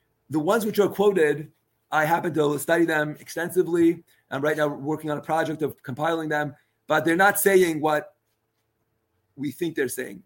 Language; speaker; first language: English; native; English